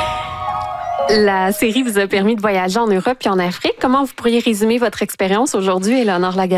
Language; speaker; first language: French; native; French